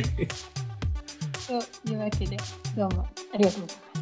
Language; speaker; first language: Japanese; non-native, learner; German